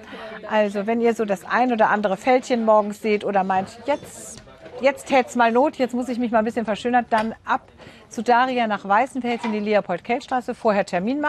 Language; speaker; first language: German; native; German